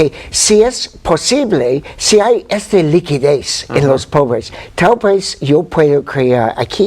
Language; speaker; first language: Spanish; non-native, fluent; English